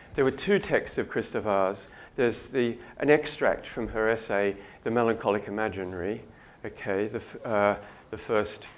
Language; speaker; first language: English; native; English